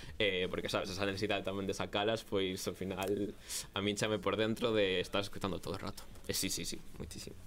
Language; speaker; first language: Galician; non-native, local second language; Spanish